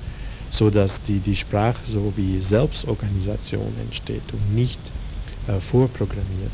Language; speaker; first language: German; non-native, fluent; Dutch